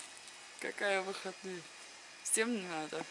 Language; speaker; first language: Russian; non-native, learner; German